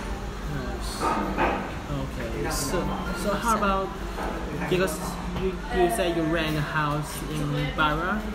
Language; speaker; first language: English; non-native, fluent; Cantonese